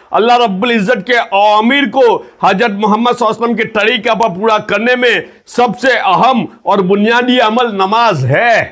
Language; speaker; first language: Hindi; non-native, local second language; Gujarati